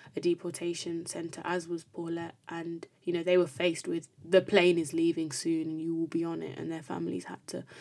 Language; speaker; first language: English; native; English